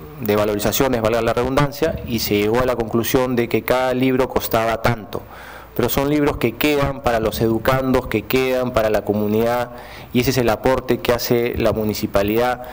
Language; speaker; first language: Spanish; native; Spanish